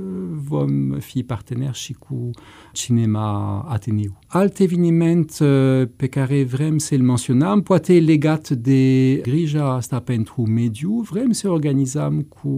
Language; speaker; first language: Romanian; non-native, fluent; French